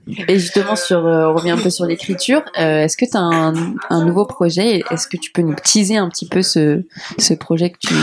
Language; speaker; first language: French; native; French